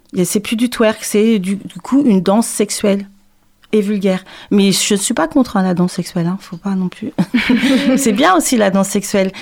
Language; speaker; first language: French; native; French